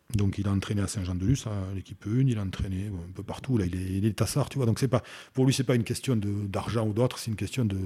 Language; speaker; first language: French; native; French